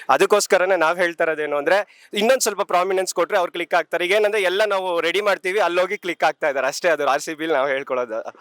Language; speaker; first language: Kannada; native; Kannada